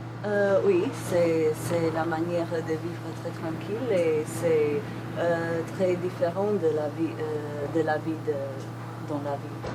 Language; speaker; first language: French; non-native, learner; Croatian